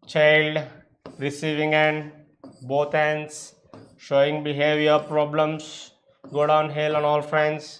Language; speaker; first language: English; non-native, local second language; Telugu